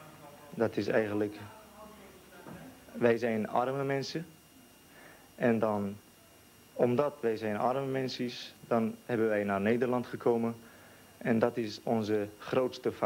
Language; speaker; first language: Dutch; non-native, learner; Turkish